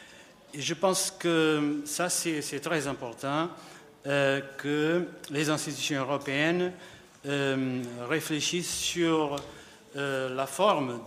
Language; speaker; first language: French; non-native, fluent; Portuguese